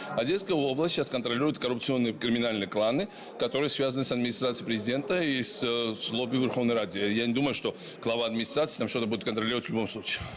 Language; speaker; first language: Russian; non-native, local second language; Georgian